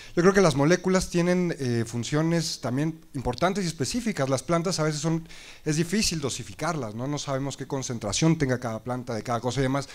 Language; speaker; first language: Spanish; native; Spanish